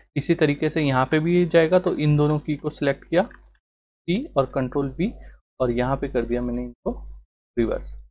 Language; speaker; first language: Hindi; native; Hindi